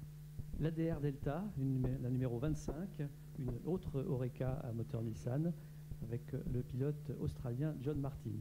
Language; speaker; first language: French; native; French